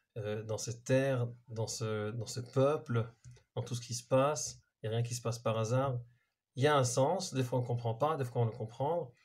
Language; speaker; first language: French; non-native, fluent; Hebrew